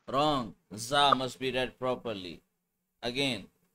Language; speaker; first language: English; non-native, local second language; Urdu